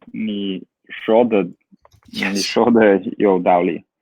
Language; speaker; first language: Chinese; non-native, learner; Swedish